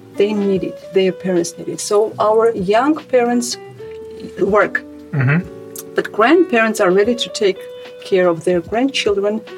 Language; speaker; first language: English; non-native, fluent; Armenian